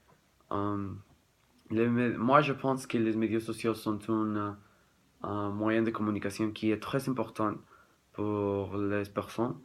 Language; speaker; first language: French; non-native, learner; Spanish